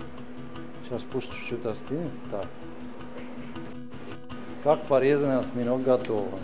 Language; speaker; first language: Russian; non-native, fluent; Italian